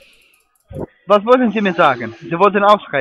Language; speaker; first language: German; non-native, fluent; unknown